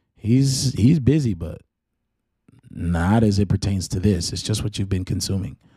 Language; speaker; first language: English; native; English